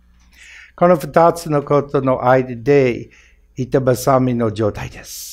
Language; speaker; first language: Japanese; non-native, fluent; English